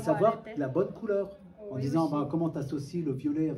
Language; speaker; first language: French; native; French